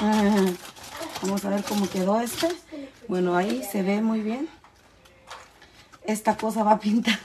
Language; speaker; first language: Spanish; native; Spanish